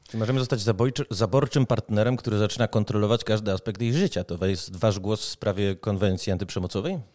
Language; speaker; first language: Polish; native; Polish